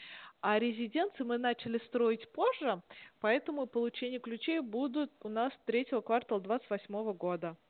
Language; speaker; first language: Russian; native; Russian